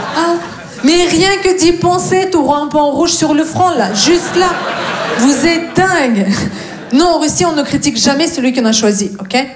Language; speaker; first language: French; non-native, fluent; Russian